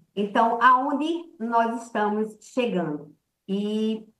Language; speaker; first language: Portuguese; native; Portuguese